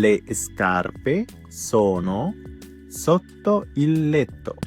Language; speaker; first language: Italian; non-native, fluent; Sinhala